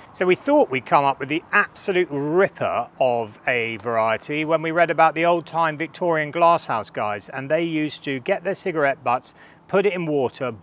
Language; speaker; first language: English; native; English